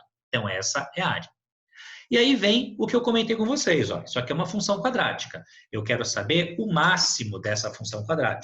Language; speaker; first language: Portuguese; native; Portuguese